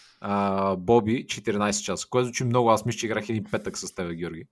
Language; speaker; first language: Bulgarian; native; Bulgarian